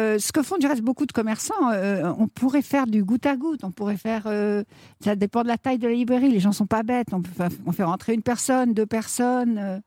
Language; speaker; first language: French; native; French